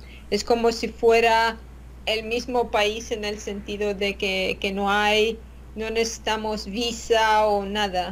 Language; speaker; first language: Spanish; non-native, fluent; Latvian